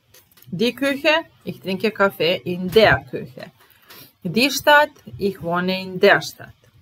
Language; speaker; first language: German; non-native, fluent; Serbian